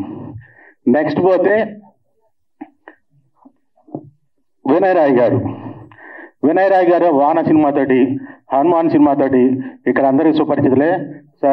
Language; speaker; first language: Telugu; native; Telugu